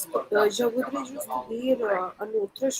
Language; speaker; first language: French; non-native, fluent; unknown